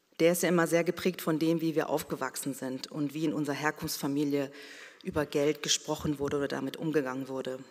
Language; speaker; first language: German; early bilingual, other home language; Korean